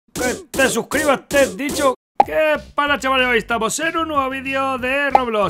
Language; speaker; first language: Spanish; native; Spanish